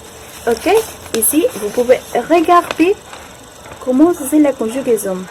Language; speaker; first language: French; non-native, learner; Spanish